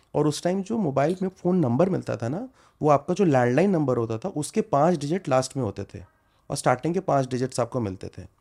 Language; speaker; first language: Hindi; non-native, local second language; Bangla